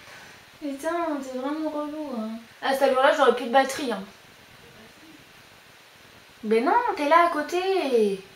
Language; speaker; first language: French; native; French